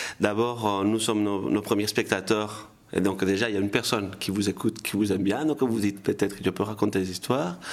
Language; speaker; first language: French; non-native, fluent; Spanish